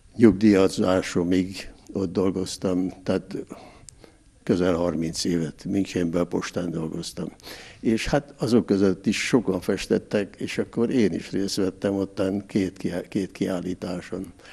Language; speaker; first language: Hungarian; native; Hungarian